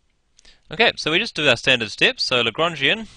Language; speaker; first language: English; native; English